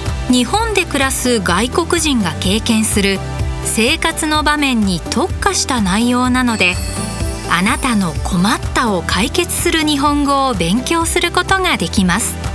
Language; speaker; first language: Japanese; native; Japanese